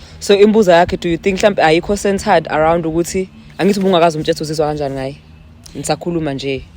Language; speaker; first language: Zulu; native; Zulu